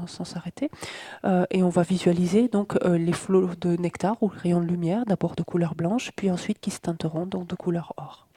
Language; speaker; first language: French; native; French